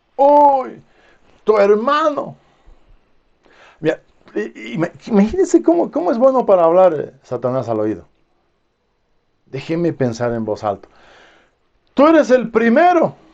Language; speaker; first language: Spanish; native; Spanish